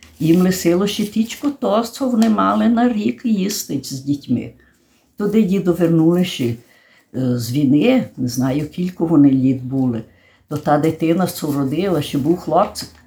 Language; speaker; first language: Ukrainian; early bilingual, heritage; Ukrainian